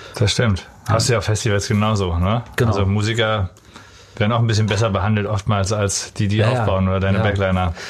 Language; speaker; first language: German; native; German